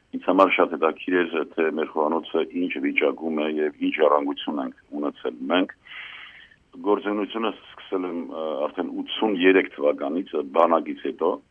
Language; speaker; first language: Armenian; native; Armenian